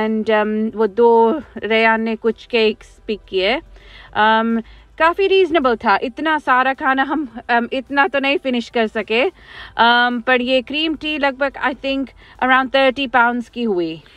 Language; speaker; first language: Hindi; non-native, local second language; Gujarati